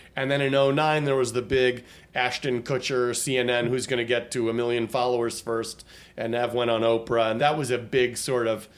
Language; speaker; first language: English; native; English